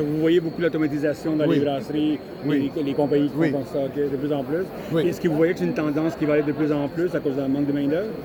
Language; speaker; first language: French; native; French